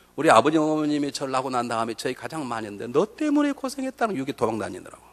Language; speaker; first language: Korean; native; Korean